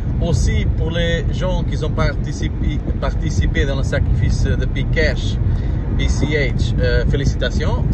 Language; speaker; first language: French; non-native, learner; Portuguese